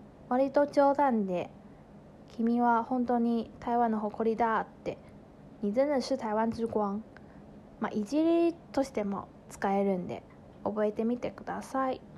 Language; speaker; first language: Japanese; non-native, fluent; Chinese